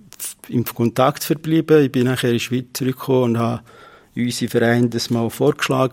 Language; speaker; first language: German; non-native, fluent; Kurdish